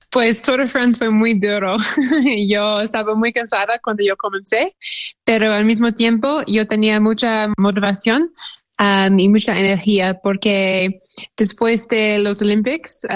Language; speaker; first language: Spanish; non-native, learner; English